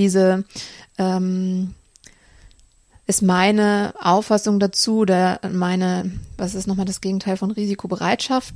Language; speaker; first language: German; native; German